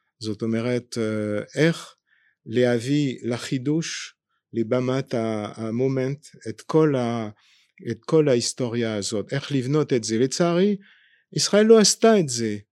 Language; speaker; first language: Hebrew; non-native, fluent; French